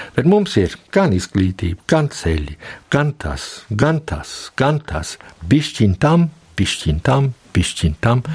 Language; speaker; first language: Latvian; early bilingual, heritage; Latvian